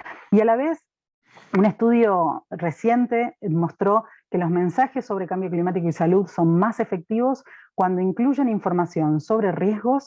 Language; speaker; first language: Spanish; native; Spanish